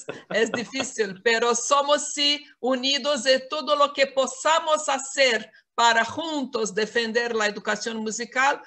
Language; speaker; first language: Spanish; non-native, fluent; Portuguese